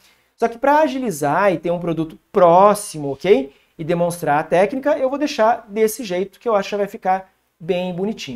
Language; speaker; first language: Portuguese; native; Portuguese